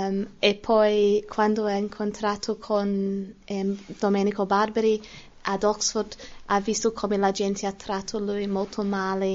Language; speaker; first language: Italian; non-native, learner; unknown